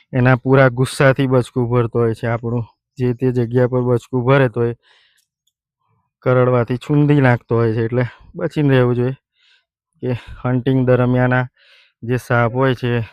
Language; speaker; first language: Gujarati; non-native, local second language; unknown